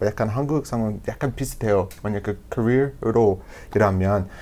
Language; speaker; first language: Korean; non-native, learner; English